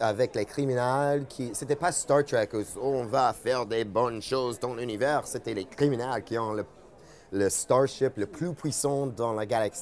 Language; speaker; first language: French; non-native, fluent; English